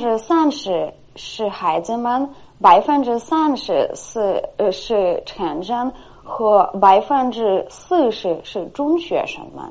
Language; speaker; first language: Chinese; non-native, fluent; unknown